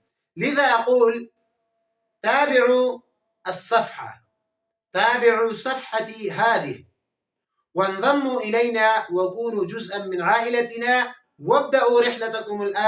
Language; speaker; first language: Arabic; non-native, fluent; Urdu